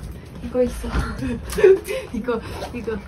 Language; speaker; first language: Korean; non-native, learner; Ukrainian